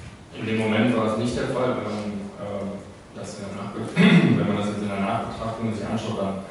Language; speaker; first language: German; native; German